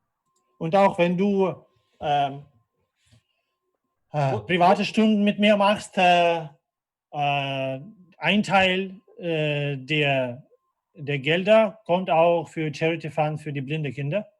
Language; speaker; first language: German; non-native, fluent; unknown